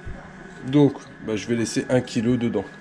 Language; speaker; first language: French; native; French